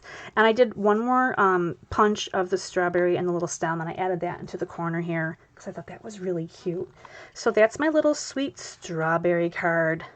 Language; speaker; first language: English; native; English